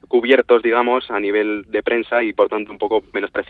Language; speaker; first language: Spanish; native; Spanish